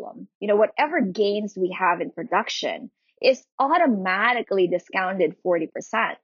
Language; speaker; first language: English; non-native, local second language; Filipino